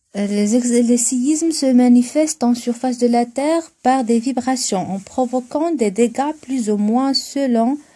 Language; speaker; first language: French; non-native, local second language; Arabic